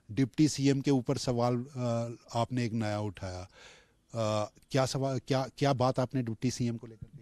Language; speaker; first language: Hindi; native; Hindi